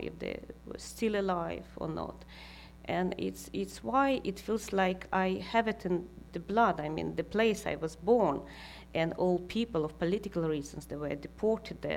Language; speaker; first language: English; non-native, fluent; Kazakh